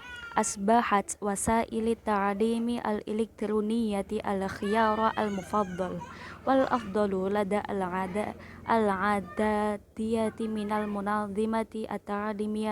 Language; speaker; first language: Arabic; non-native, learner; Indonesian